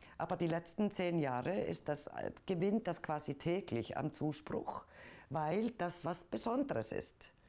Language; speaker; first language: German; non-native, fluent; Icelandic